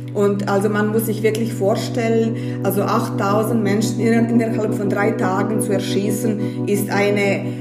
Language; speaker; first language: German; non-native, fluent; Bosnian